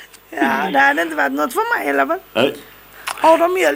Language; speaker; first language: Swedish; native; Swedish